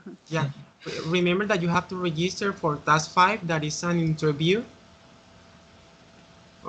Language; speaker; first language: English; non-native, fluent; Spanish